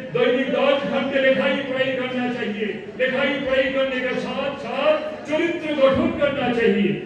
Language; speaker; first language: Hindi; non-native, local second language; Bangla